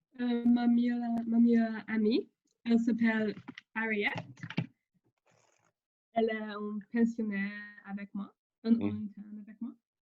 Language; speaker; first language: French; non-native, learner; English